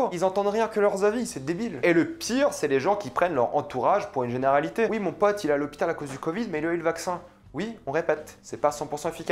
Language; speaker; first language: French; native; French